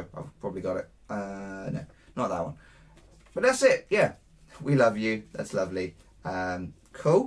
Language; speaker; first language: English; native; English